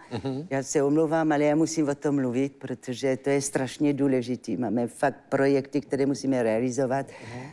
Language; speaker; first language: Czech; non-native, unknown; French